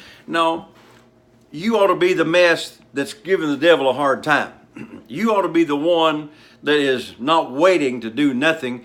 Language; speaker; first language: English; native; English